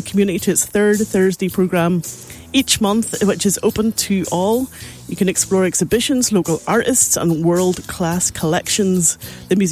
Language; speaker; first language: English; native; English